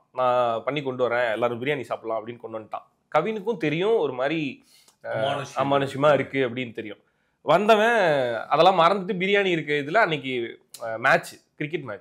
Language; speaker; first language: Tamil; native; Tamil